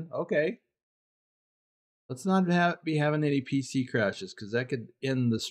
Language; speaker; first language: English; native; English